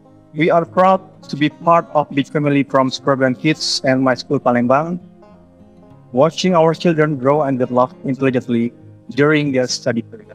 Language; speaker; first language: English; non-native, learner; Indonesian